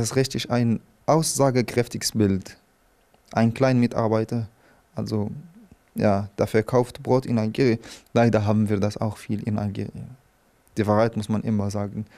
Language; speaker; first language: German; non-native, fluent; Arabic